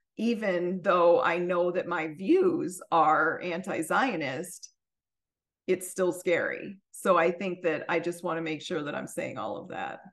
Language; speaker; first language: English; native; English